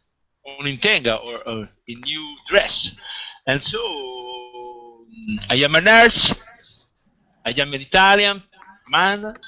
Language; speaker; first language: English; non-native, fluent; Italian